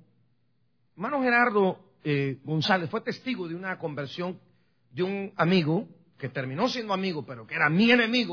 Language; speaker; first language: Spanish; native; Spanish